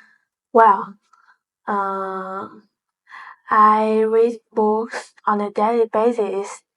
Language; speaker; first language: English; non-native, learner; Vietnamese